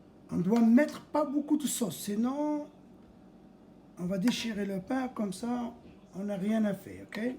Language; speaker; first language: French; non-native, fluent; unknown